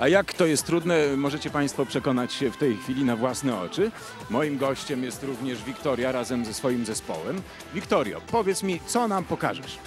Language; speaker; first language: Polish; native; Polish